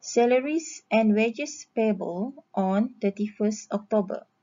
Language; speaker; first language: English; non-native, local second language; Malay